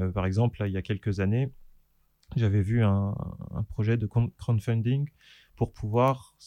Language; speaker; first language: French; native; French